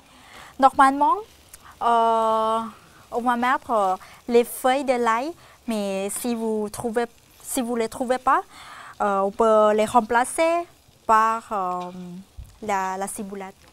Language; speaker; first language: French; non-native, fluent; Thai